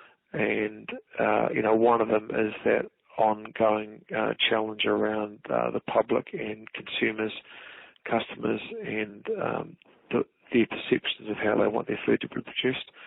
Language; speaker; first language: English; native; English